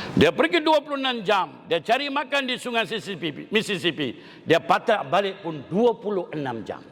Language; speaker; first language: Malay; non-native, local second language; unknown